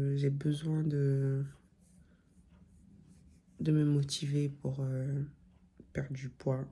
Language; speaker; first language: French; native; French